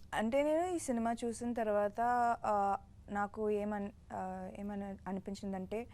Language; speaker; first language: Telugu; non-native, fluent; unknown